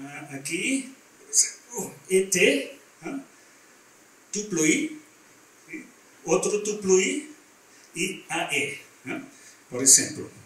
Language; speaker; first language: Portuguese; non-native, learner; German